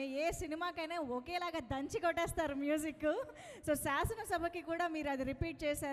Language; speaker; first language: Telugu; native; Telugu